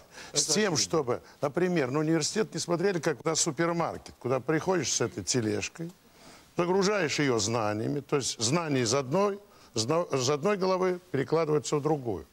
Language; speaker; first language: Russian; native; Russian